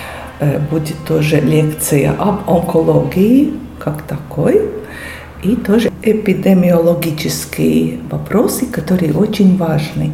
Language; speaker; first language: Russian; non-native, local second language; Latvian